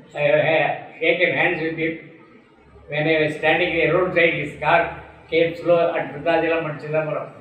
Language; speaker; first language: English; non-native, local second language; Tamil